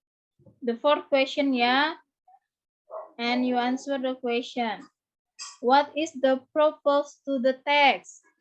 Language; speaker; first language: English; non-native, learner; Indonesian